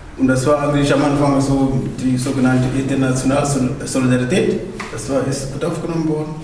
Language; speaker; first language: German; non-native, fluent; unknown